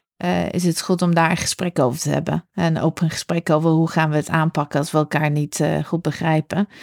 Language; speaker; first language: Dutch; non-native, fluent; English